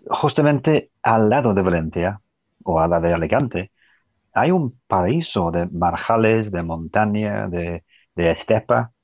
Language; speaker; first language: Spanish; non-native, fluent; English